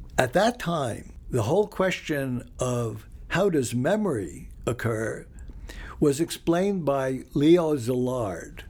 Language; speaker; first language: English; early bilingual, other home language; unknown